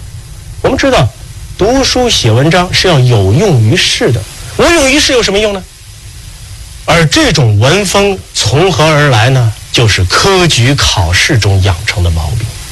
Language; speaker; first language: Chinese; native; Chinese